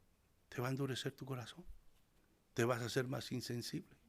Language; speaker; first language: Spanish; native; Spanish